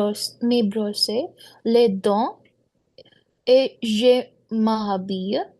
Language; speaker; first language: French; non-native, learner; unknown